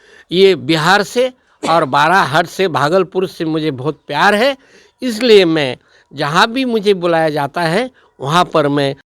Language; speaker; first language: Hindi; non-native, local second language; Marathi